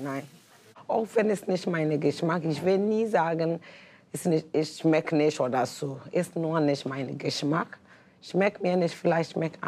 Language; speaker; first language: German; non-native, learner; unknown